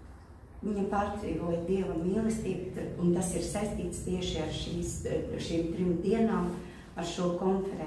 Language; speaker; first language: Latvian; non-native, local second language; Russian